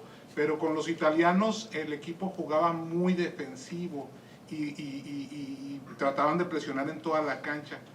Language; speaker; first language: Spanish; native; Spanish